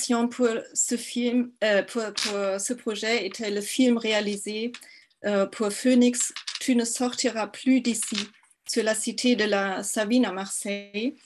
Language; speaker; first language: French; non-native, fluent; German